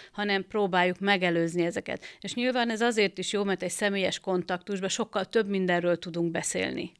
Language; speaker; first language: Hungarian; native; Hungarian